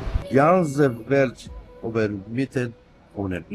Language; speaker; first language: German; non-native, learner; Persian